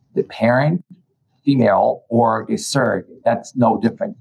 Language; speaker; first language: English; early bilingual, other home language; Spanish